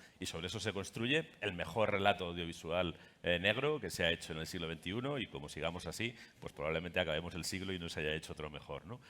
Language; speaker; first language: Spanish; native; Spanish